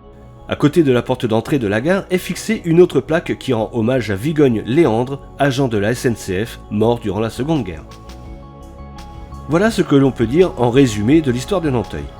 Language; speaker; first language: French; native; French